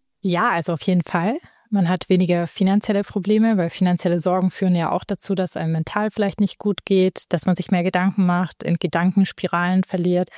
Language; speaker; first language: German; early bilingual, other home language; Albanian